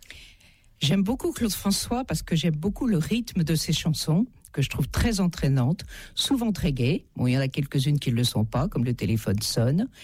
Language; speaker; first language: French; native; French